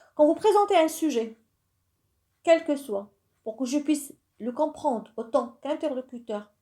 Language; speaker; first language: French; non-native, local second language; Arabic